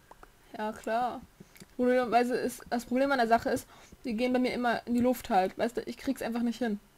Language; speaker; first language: German; native; German